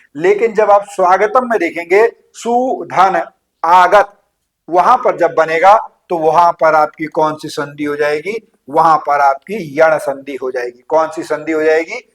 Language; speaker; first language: Hindi; native; Hindi